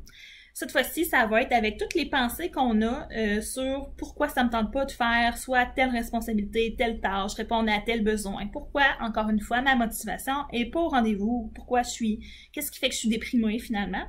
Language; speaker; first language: French; native; French